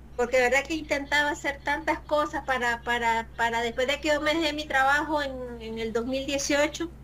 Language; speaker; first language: Spanish; native; Spanish